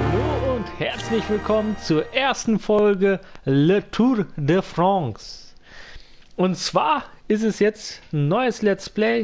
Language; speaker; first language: German; native; German